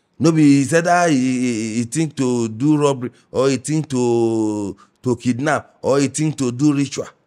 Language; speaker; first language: Nigerian Pidgin; non-native, local second language; Yoruba